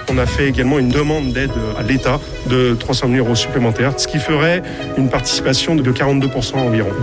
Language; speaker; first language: French; native; French